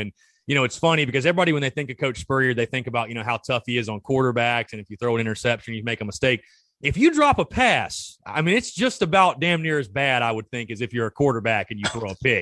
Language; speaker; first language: English; native; English